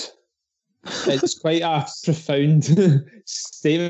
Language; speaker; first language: English; native; English